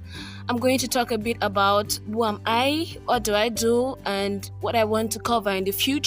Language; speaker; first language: English; non-native, local second language; Yoruba